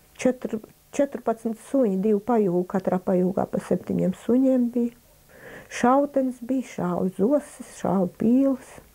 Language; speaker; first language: Latvian; native; Latvian